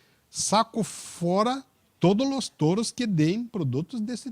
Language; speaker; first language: Spanish; non-native, learner; Portuguese